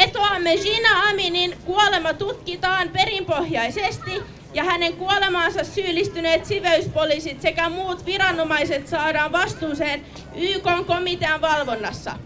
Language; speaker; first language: Finnish; non-native, fluent; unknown